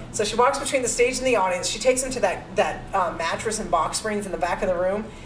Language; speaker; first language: English; native; English